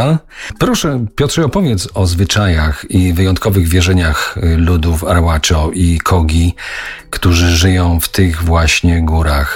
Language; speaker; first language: Polish; native; Polish